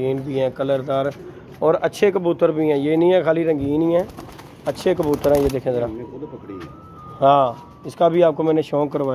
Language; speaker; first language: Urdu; non-native, local second language; Punjabi